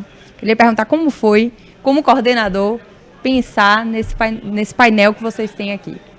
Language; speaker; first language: Portuguese; native; Portuguese